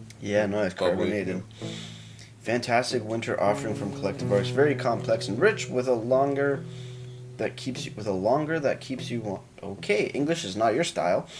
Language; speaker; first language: English; native; English